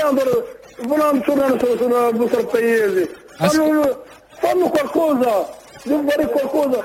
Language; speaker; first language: Italian; non-native, learner; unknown